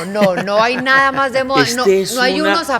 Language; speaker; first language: Spanish; native; Spanish